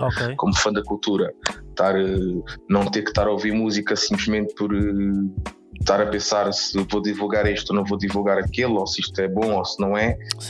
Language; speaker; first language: Portuguese; native; Portuguese